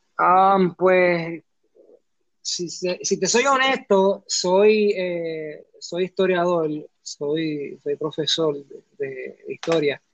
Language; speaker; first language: Spanish; early bilingual, heritage; Spanish